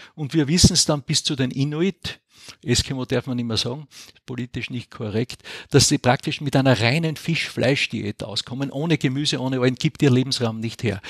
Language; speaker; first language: German; native; German